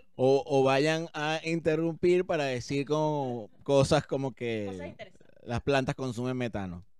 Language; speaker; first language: Spanish; native; Spanish